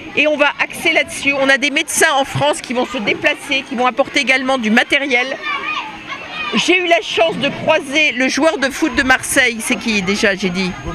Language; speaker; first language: French; native; French